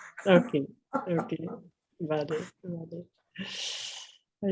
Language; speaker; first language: Spanish; non-native, fluent; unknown